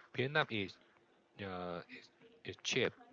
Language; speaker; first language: English; non-native, learner; Korean